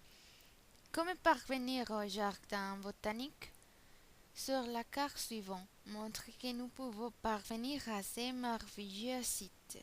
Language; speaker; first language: French; non-native, learner; Spanish